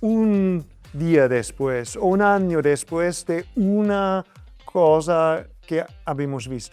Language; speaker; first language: Spanish; non-native, fluent; German